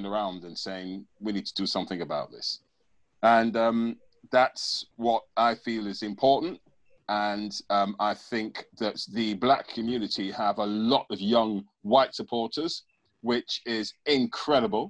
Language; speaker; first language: English; native; English